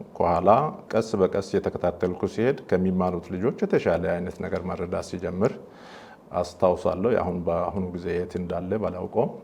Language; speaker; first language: Amharic; non-native, local second language; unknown